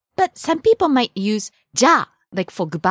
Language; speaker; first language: English; non-native, fluent; Japanese